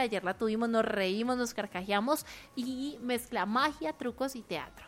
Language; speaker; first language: Spanish; native; Spanish